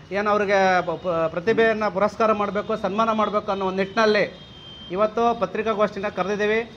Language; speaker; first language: Kannada; native; Kannada